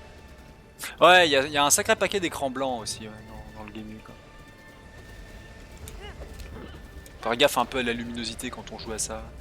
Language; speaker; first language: French; native; French